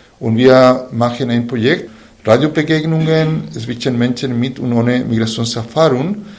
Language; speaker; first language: German; non-native, fluent; Spanish